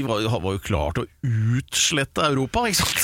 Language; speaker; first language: Norwegian; native; Norwegian